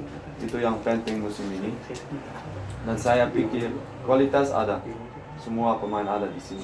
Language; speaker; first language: Indonesian; non-native, learner; Dutch